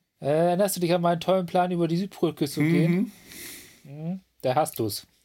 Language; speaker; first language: German; native; German